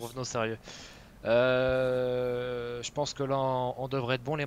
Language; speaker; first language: French; native; French